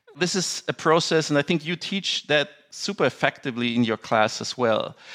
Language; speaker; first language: English; non-native, fluent; German